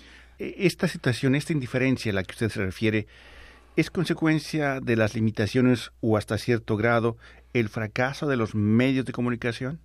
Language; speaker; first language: Spanish; native; Spanish